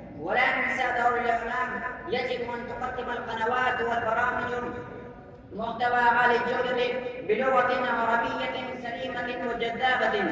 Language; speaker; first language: Arabic; non-native, fluent; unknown